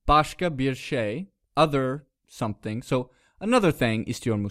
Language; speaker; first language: Turkish; non-native, learner; English